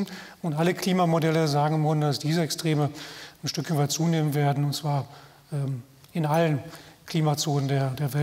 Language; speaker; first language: German; native; German